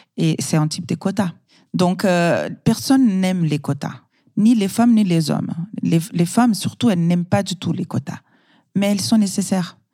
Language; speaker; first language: French; non-native, fluent; Portuguese